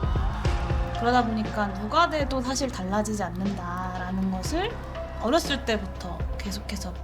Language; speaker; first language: Korean; native; Korean